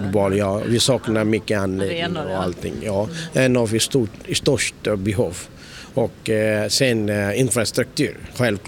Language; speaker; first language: Swedish; non-native, learner; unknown